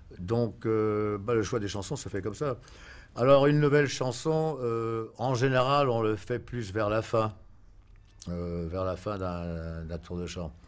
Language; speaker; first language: French; native; French